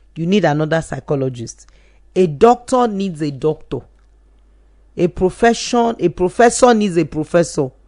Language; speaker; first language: English; non-native, local second language; Yoruba